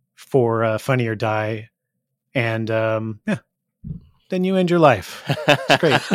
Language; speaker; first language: English; native; English